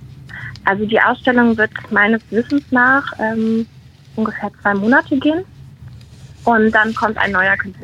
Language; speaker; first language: German; native; German